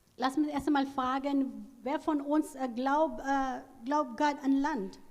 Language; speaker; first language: German; non-native, learner; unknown